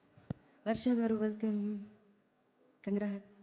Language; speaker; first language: Telugu; native; Telugu